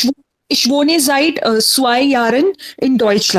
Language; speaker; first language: German; non-native, learner; Hindi